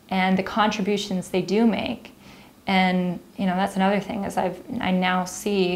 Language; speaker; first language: English; native; English